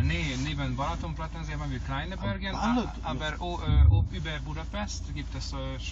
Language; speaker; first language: German; non-native, learner; Hungarian